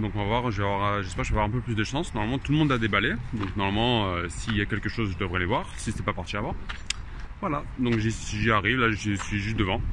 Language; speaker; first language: French; native; French